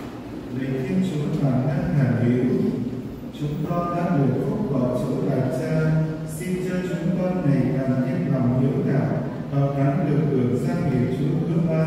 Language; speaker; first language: Vietnamese; native; Vietnamese